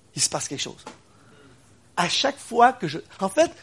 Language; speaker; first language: French; native; French